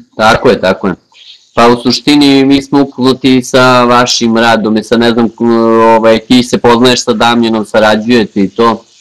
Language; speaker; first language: Serbian; native; Serbian